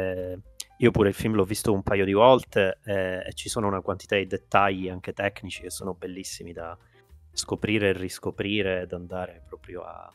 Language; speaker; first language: Italian; native; Italian